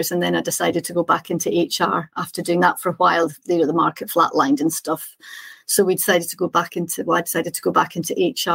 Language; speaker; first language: English; native; English